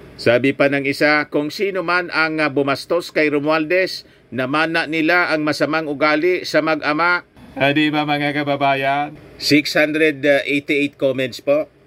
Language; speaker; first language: Filipino; native; Filipino